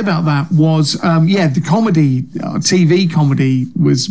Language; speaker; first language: English; native; English